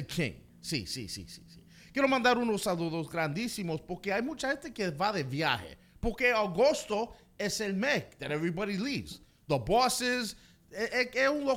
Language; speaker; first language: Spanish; early bilingual, heritage; Spanish